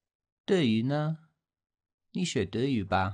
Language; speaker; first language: Chinese; non-native, learner; English